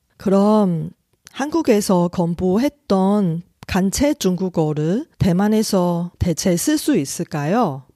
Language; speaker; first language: Korean; non-native, fluent; Chinese